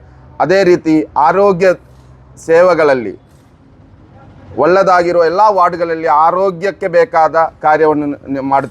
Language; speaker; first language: Kannada; non-native, local second language; Malayalam